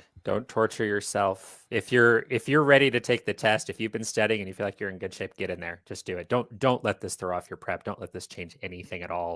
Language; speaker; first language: English; native; English